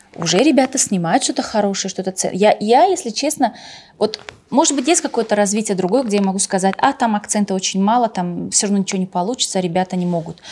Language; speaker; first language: Russian; non-native, local second language; Tajik